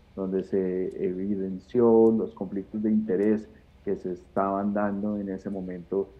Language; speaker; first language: Spanish; native; Spanish